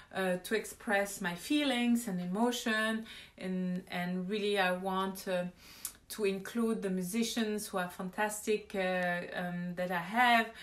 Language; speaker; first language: English; non-native, fluent; French